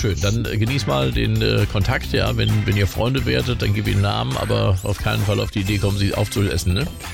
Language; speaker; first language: German; native; German